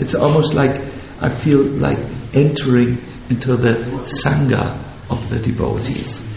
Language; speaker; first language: English; non-native, fluent; German